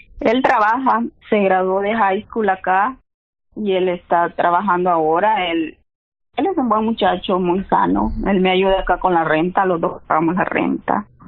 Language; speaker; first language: Spanish; native; Spanish